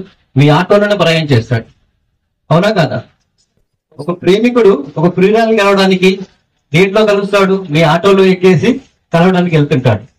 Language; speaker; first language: Telugu; native; Telugu